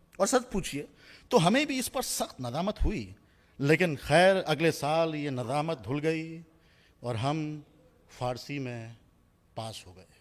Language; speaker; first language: Urdu; native; Urdu